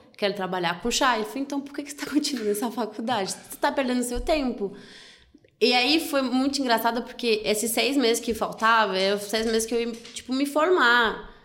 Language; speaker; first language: Portuguese; non-native, fluent; French